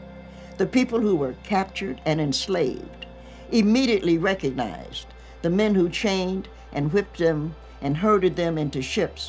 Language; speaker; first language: English; native; English